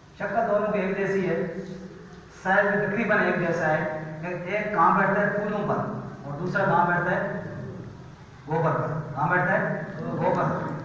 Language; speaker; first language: Urdu; non-native, local second language; Punjabi